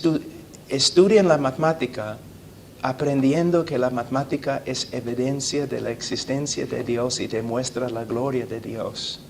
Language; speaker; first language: Spanish; non-native, fluent; English